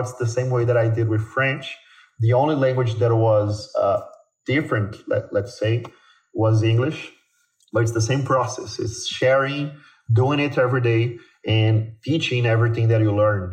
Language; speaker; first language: English; non-native, fluent; Portuguese